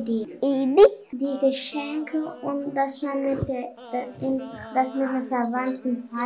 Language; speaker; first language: German; early bilingual, other home language; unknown